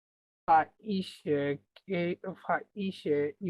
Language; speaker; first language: Chinese; non-native, learner; Bangla